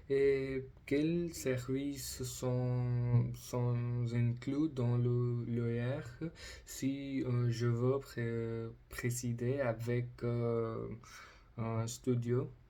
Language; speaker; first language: French; non-native, learner; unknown